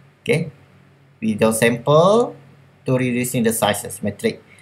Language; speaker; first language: English; non-native, local second language; Malay